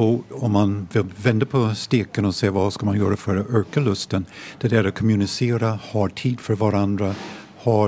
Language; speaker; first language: Swedish; non-native, fluent; English